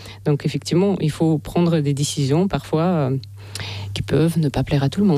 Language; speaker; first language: French; non-native, fluent; Russian